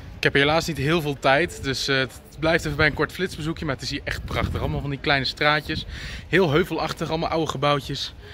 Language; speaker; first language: Dutch; native; Dutch